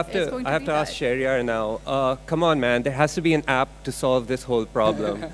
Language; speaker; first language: English; non-native, local second language; Urdu